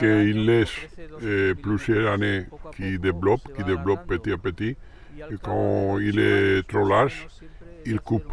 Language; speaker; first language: French; non-native, learner; Spanish